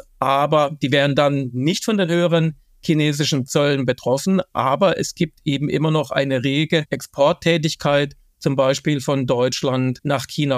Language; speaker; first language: German; native; German